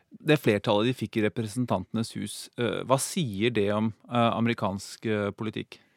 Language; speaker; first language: Norwegian; native; Norwegian